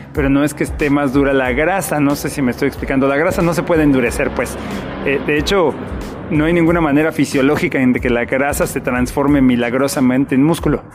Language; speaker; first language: Spanish; native; Spanish